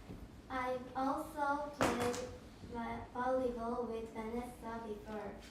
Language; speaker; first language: English; non-native, learner; Korean